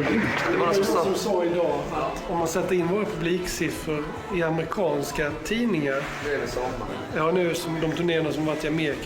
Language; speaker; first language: Swedish; native; Swedish